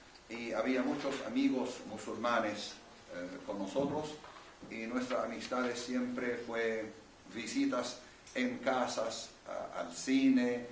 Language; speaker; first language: Spanish; non-native, fluent; Arabic